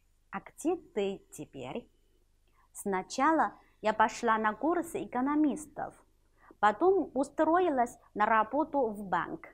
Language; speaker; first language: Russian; non-native, fluent; Chinese